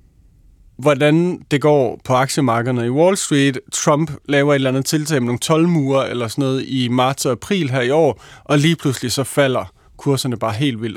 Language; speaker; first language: Danish; native; Danish